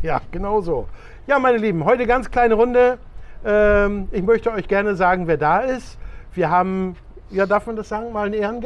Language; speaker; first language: German; native; German